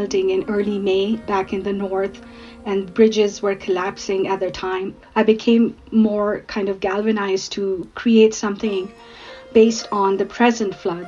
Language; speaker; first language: English; non-native, local second language; Urdu